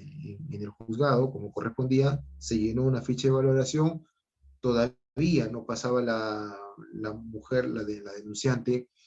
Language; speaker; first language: Spanish; native; Spanish